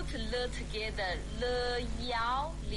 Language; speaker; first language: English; non-native, fluent; Chinese